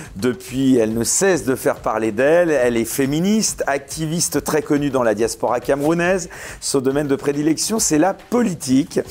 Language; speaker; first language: French; native; French